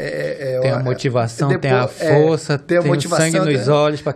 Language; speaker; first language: Portuguese; native; Portuguese